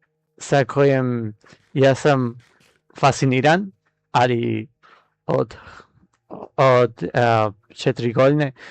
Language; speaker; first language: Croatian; non-native, learner; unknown